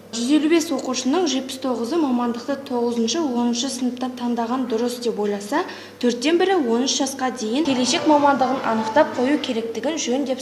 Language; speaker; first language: Kazakh; native; Kazakh